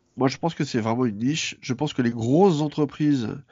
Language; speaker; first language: French; native; French